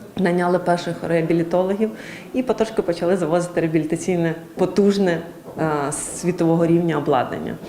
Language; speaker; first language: Ukrainian; native; Ukrainian